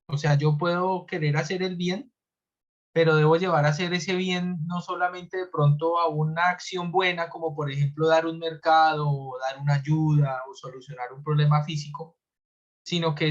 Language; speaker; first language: Spanish; native; Spanish